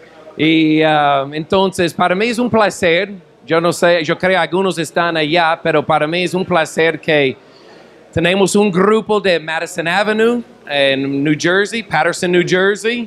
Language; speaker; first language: Spanish; non-native, fluent; English